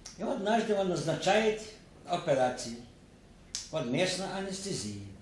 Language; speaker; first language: Russian; non-native, local second language; Ukrainian